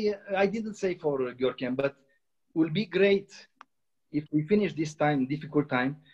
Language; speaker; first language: English; non-native, learner; Romanian